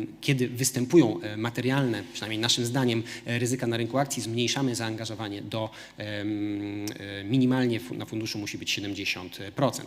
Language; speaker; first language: Polish; native; Polish